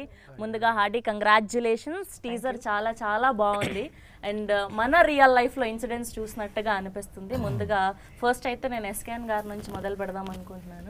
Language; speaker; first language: Telugu; native; Telugu